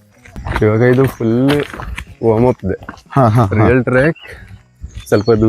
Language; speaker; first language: Kannada; non-native, local second language; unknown